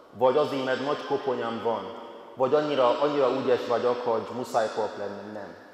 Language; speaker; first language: Hungarian; non-native, fluent; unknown